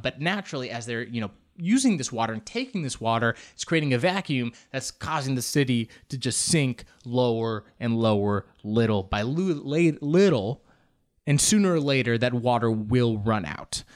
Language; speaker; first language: English; early bilingual, other home language; Spanish